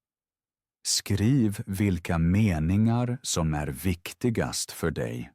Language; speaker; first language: Swedish; non-native, fluent; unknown